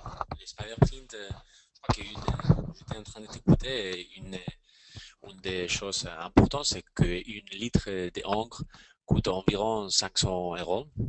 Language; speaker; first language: French; non-native, fluent; Spanish